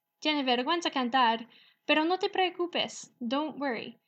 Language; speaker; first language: Spanish; non-native, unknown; English